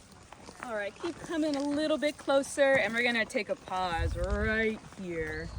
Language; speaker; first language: English; native; English